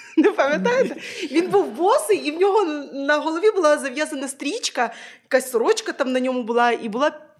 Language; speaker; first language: Ukrainian; native; Ukrainian